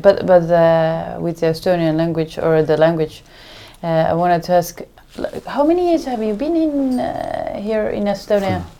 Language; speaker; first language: English; non-native, fluent; Estonian